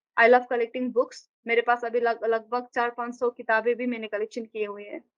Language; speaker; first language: Hindi; non-native, local second language; Nepali